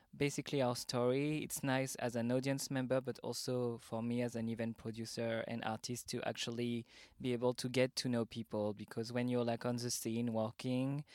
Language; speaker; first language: English; non-native, fluent; French